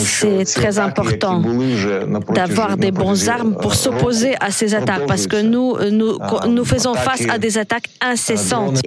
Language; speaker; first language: French; non-native, fluent; Ukrainian